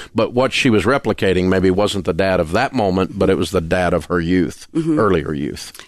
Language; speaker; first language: English; native; English